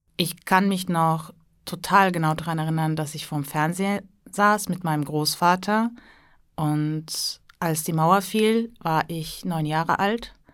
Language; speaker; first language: German; early bilingual, other home language; Turkish